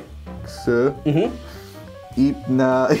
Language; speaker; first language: Korean; non-native, learner; English